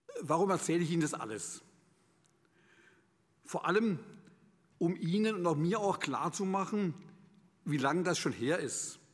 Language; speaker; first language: German; native; German